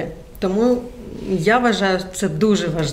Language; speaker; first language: Ukrainian; non-native, local second language; Russian